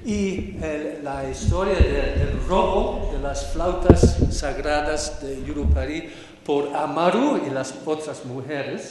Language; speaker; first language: Spanish; non-native, fluent; English